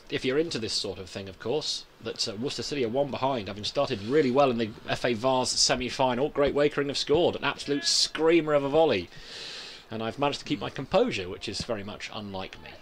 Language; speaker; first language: English; native; English